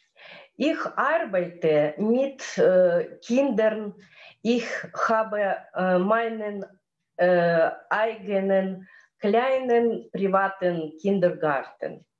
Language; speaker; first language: German; non-native, learner; Russian